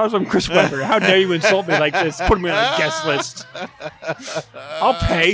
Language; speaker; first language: English; native; English